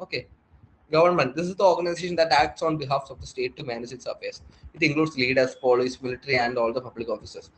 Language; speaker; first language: English; non-native, local second language; Malayalam